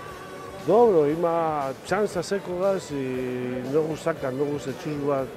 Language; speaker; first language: Macedonian; non-native, learner; Spanish